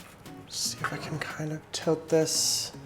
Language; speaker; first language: English; native; English